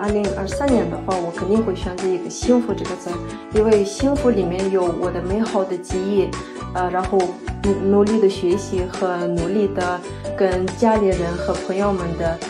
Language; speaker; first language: Chinese; non-native, fluent; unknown